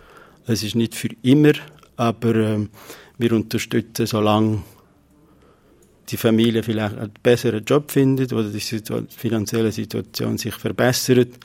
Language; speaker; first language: German; non-native, fluent; Kurdish